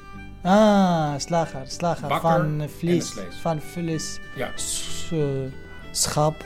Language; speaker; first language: Dutch; non-native, learner; Arabic